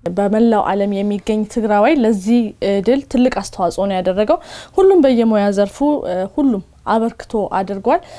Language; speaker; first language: Amharic; non-native, local second language; Tigrinya